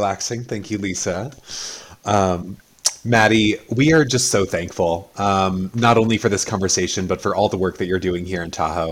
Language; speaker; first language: English; native; English